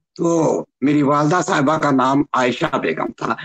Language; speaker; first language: Urdu; native; Urdu